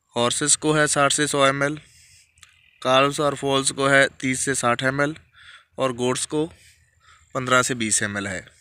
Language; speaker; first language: Hindi; non-native, local second language; Punjabi